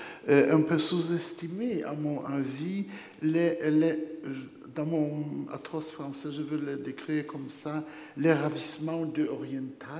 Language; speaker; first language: French; non-native, fluent; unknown